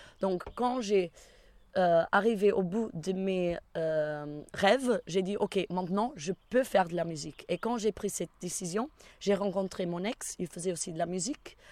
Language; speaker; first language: French; non-native, fluent; Portuguese